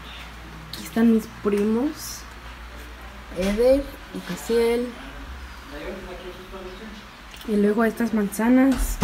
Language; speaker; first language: Spanish; early bilingual, heritage; Spanish